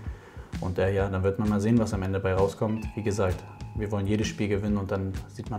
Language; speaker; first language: German; native; German